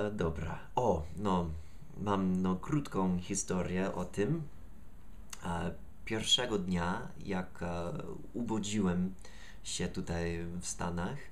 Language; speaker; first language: Polish; non-native, learner; English